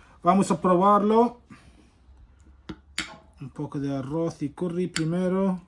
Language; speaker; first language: Spanish; non-native, fluent; Sylheti